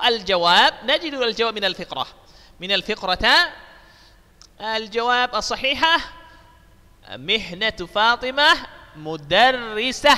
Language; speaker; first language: Arabic; non-native, fluent; Indonesian